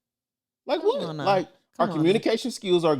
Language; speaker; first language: English; native; English